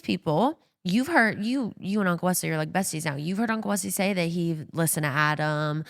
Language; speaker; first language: English; native; English